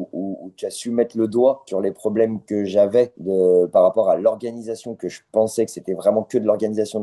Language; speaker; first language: French; native; French